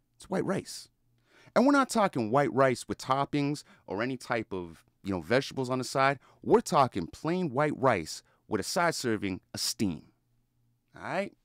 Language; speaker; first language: English; native; English